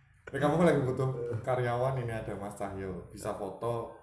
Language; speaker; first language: Indonesian; native; Indonesian